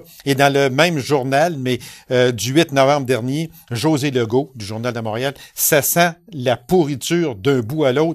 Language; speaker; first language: French; native; French